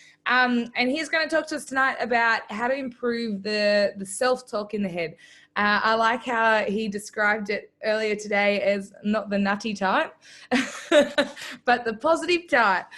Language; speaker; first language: English; native; English